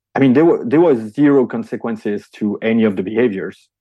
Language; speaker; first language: English; non-native, fluent; French